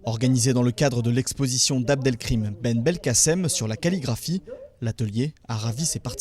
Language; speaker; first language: French; native; French